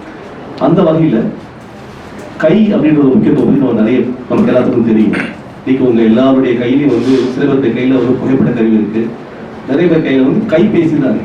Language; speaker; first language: Tamil; native; Tamil